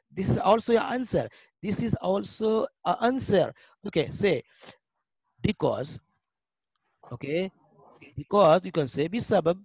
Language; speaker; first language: English; non-native, fluent; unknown